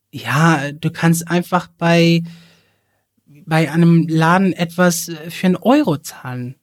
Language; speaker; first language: German; non-native, fluent; Spanish